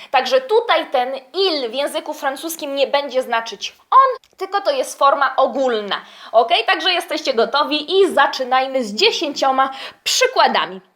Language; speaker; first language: Polish; early bilingual, heritage; Polish